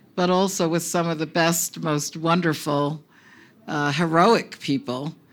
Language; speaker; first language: English; early bilingual, other home language; Spanish